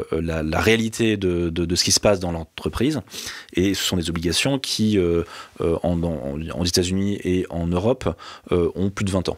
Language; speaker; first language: French; native; French